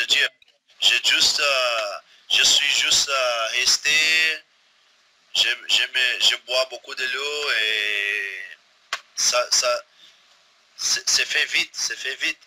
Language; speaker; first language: French; non-native, learner; Portuguese